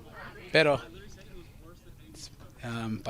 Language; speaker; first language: Spanish; non-native, learner; English